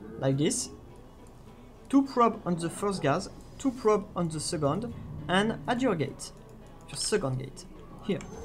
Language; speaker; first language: English; non-native, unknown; French